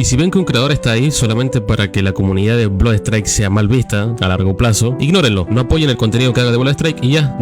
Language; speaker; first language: Spanish; native; Spanish